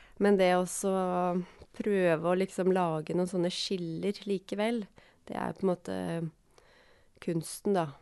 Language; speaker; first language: Norwegian; native; Norwegian